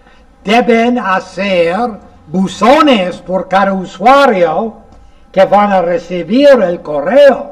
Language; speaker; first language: Spanish; non-native, fluent; English